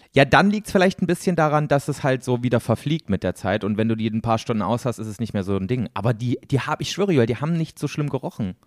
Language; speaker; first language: German; native; German